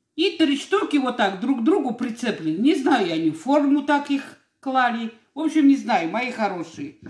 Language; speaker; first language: Russian; non-native, local second language; Georgian